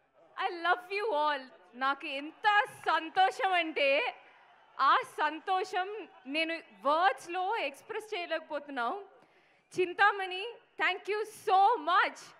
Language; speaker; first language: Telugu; non-native, local second language; Malayalam